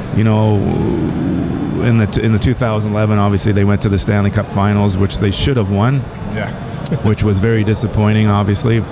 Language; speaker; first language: English; native; English